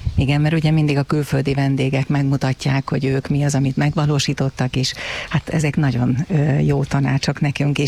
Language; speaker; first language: Hungarian; native; Hungarian